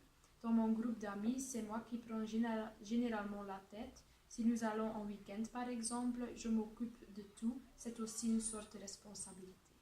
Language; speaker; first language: French; non-native, local second language; Dutch